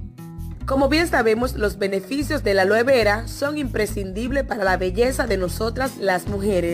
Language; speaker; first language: Spanish; native; Spanish